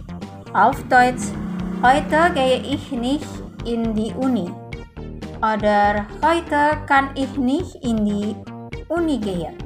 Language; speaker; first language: German; non-native, fluent; Indonesian